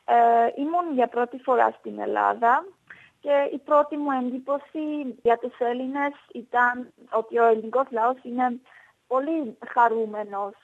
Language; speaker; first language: Greek; non-native, fluent; Armenian